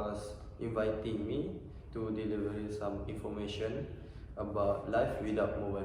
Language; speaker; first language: English; non-native, learner; Malay